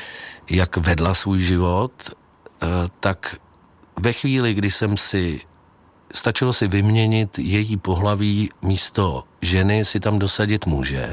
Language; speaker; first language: Czech; native; Czech